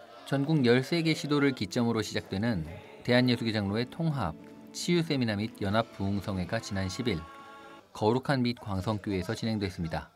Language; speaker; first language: Korean; native; Korean